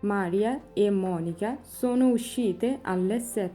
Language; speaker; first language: Italian; non-native, fluent; Bangla